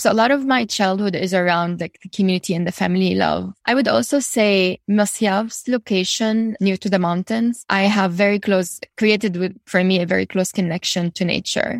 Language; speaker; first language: English; non-native, fluent; Arabic